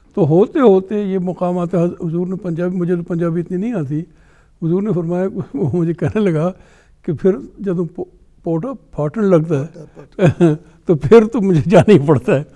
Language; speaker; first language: Urdu; non-native, local second language; Pashto